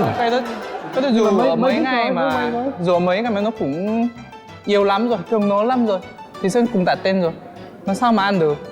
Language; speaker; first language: Vietnamese; non-native, fluent; Korean